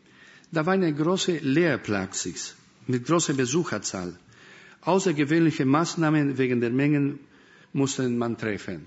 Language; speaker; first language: German; non-native, fluent; Spanish